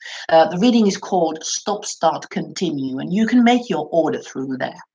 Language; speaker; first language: English; non-native, fluent; Finnish